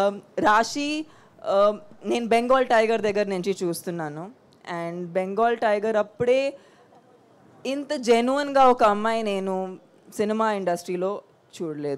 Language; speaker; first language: Telugu; non-native, fluent; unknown